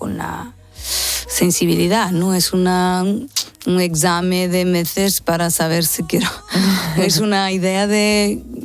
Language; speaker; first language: Spanish; non-native, fluent; Portuguese